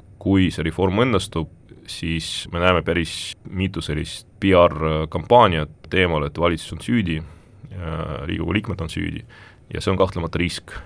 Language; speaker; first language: Estonian; non-native, local second language; Russian